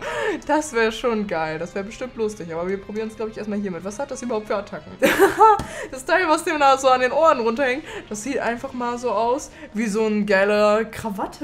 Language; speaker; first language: German; native; German